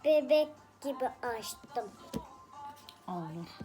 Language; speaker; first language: Turkish; early bilingual, heritage; Turkish